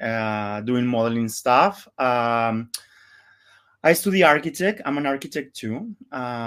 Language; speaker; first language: English; non-native, learner; Spanish